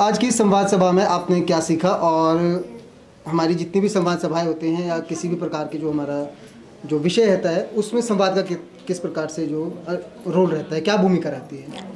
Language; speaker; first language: Hindi; native; Hindi